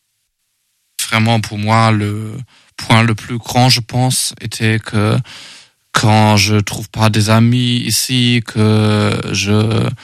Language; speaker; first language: French; non-native, learner; German